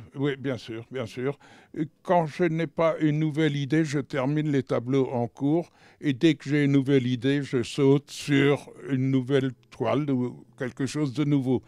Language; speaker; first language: French; native; French